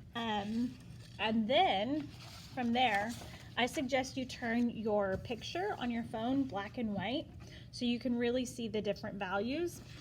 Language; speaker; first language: English; native; English